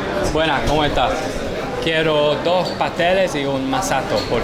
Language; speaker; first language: Spanish; non-native, learner; English